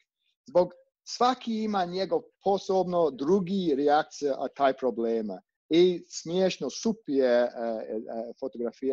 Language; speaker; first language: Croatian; non-native, learner; English